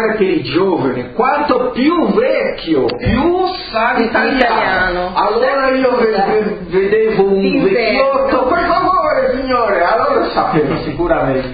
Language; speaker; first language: Italian; early bilingual, heritage; Italian